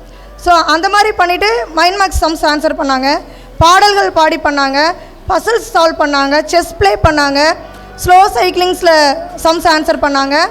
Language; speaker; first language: Tamil; native; Tamil